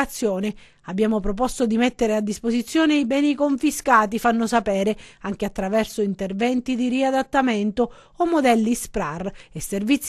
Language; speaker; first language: Italian; native; Italian